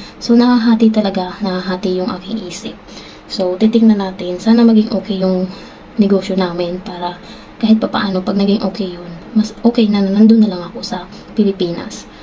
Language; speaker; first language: Filipino; native; Filipino